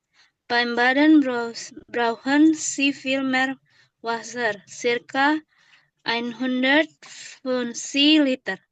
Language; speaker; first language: German; non-native, learner; Indonesian